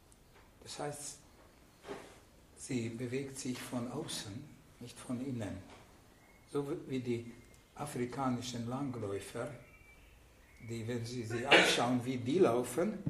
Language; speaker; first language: German; non-native, fluent; Hungarian